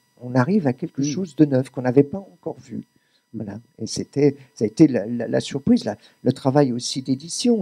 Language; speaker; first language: French; native; French